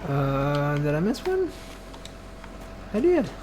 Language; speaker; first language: English; native; English